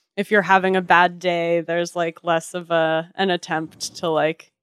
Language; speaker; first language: English; native; English